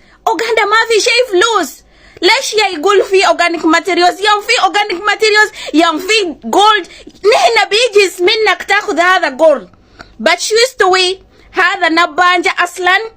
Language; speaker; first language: Arabic; non-native, learner; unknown